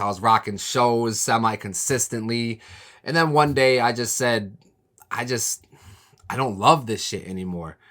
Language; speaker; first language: English; native; English